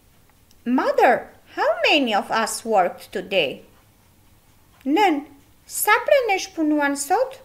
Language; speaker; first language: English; non-native, fluent; Albanian